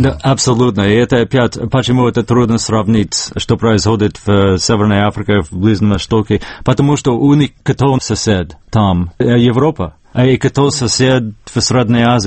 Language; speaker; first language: Russian; non-native, fluent; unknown